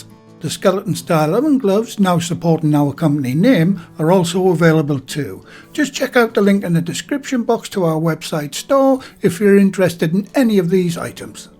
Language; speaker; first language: English; native; English